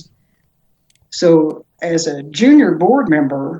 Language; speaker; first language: English; native; English